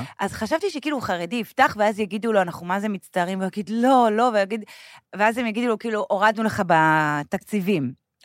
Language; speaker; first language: Hebrew; native; Hebrew